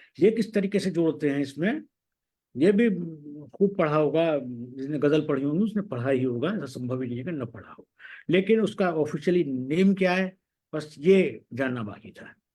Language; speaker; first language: Hindi; native; Hindi